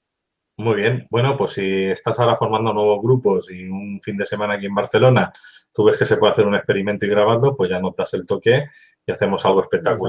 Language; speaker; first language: Spanish; native; Spanish